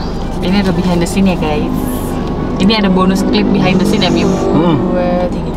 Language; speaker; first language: Indonesian; native; Indonesian